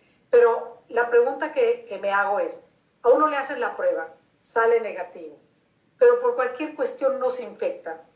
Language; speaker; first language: Spanish; native; Spanish